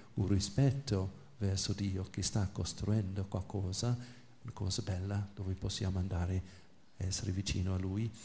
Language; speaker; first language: Italian; non-native, fluent; English